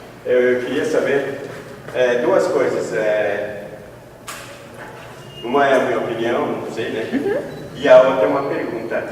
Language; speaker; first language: Portuguese; non-native, fluent; Spanish